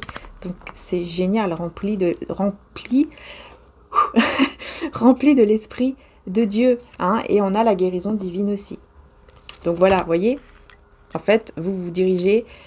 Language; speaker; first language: French; native; French